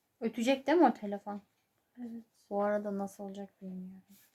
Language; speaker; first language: Turkish; native; Turkish